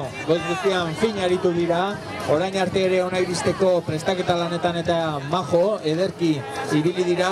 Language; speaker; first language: Basque; native; Basque